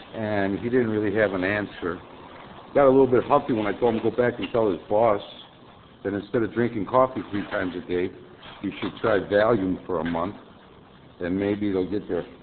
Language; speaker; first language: English; native; English